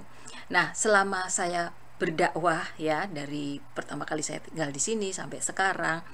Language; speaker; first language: Indonesian; native; Indonesian